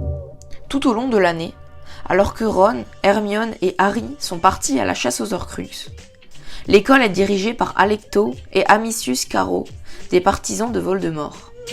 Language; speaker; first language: French; native; French